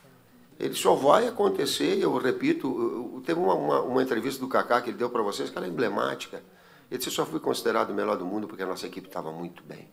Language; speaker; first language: Portuguese; native; Portuguese